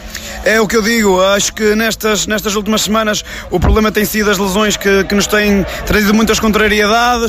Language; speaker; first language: Portuguese; native; Portuguese